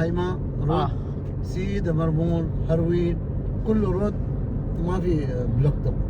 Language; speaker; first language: Arabic; non-native, learner; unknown